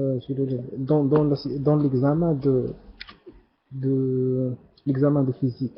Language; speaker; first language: French; non-native, learner; Arabic